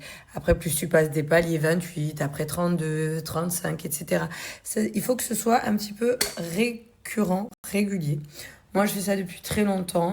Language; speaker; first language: French; native; French